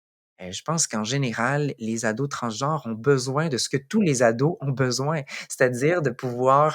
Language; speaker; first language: French; native; French